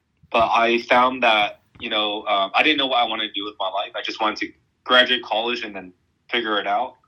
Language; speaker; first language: English; early bilingual, other home language; Vietnamese